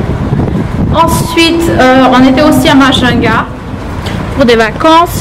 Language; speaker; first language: French; non-native, local second language; Malagasy